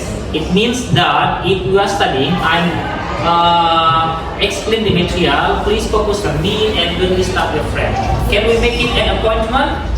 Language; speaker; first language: English; non-native, fluent; Indonesian